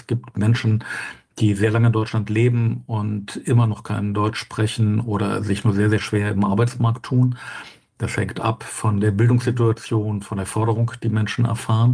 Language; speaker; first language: German; native; German